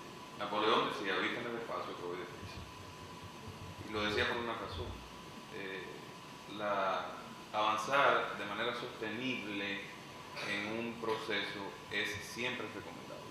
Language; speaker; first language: Spanish; native; Spanish